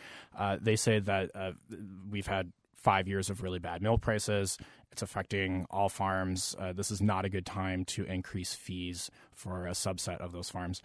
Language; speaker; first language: English; native; English